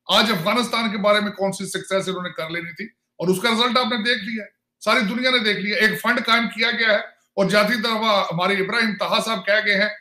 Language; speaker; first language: Urdu; non-native, local second language; Punjabi